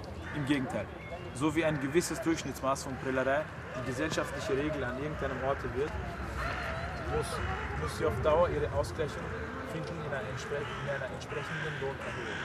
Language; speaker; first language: German; native; German